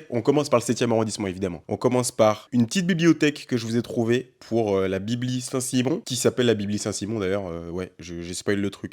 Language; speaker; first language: French; native; French